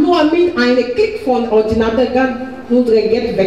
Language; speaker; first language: German; non-native, learner; French